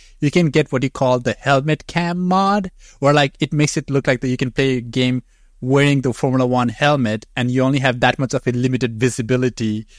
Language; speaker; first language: English; non-native, fluent; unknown